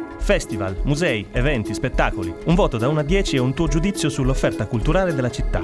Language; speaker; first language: Italian; native; Italian